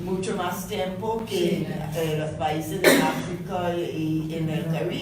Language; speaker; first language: Spanish; non-native, fluent; English